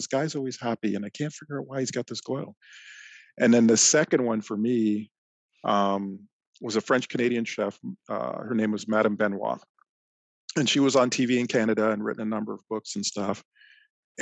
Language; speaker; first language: English; native; English